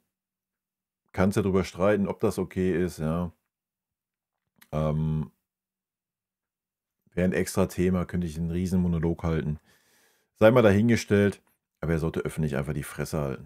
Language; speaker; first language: German; native; German